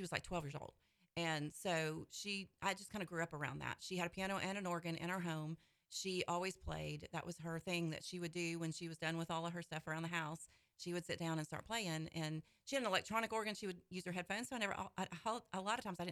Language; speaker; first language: English; native; English